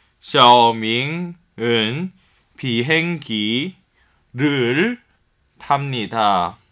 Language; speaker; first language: Korean; non-native, fluent; Chinese